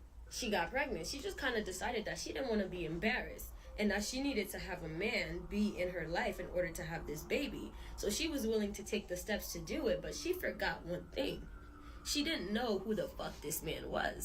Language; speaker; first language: English; native; English